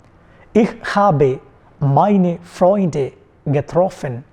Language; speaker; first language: German; non-native, fluent; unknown